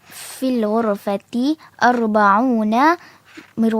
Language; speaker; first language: Arabic; non-native, learner; Malay